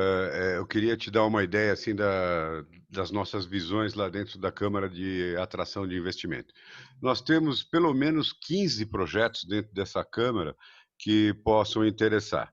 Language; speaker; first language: Portuguese; native; Portuguese